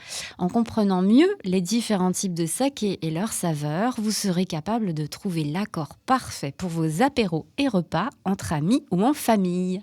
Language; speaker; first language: French; native; French